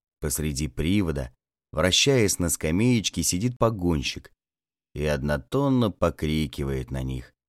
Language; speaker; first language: Russian; native; Russian